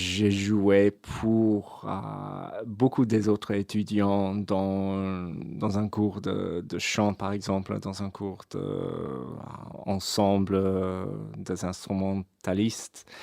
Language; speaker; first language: French; non-native, fluent; English